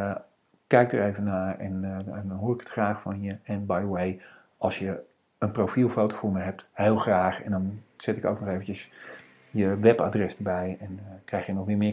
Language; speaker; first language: Dutch; native; Dutch